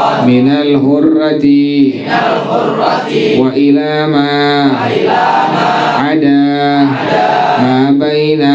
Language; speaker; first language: Arabic; non-native, fluent; Indonesian